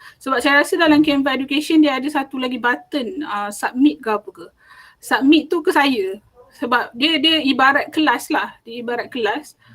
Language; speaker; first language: Malay; native; Malay